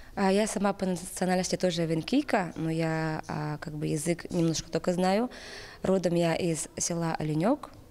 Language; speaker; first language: Russian; native; Russian